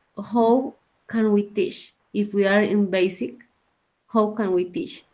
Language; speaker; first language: English; non-native, learner; Spanish